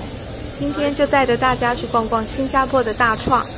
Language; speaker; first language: Chinese; native; Chinese